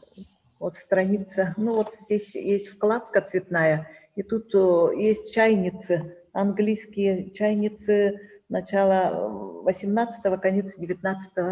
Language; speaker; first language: Russian; native; Russian